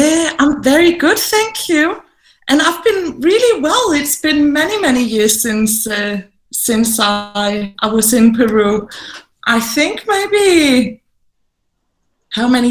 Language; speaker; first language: English; non-native, fluent; Danish